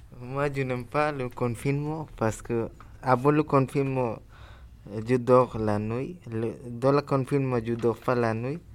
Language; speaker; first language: French; non-native, learner; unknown